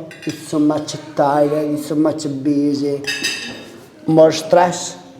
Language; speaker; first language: English; non-native, learner; Italian